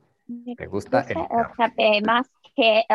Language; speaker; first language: Spanish; non-native, learner; English